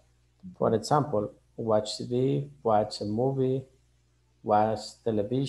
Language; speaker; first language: English; non-native, learner; Spanish